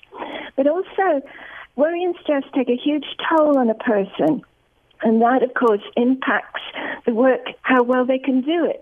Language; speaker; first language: English; native; English